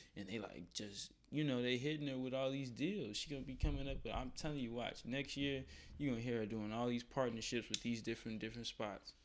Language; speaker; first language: English; native; English